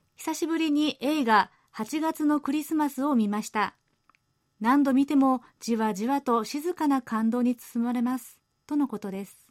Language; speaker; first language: Japanese; native; Japanese